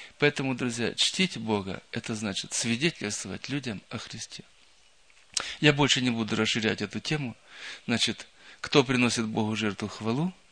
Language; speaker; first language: Russian; native; Russian